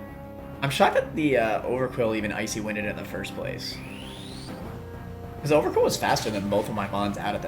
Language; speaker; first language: English; native; English